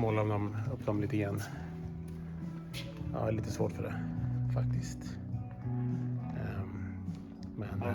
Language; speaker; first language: Swedish; native; Swedish